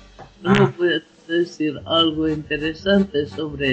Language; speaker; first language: Spanish; non-native, learner; Ukrainian